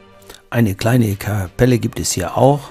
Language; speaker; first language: German; native; German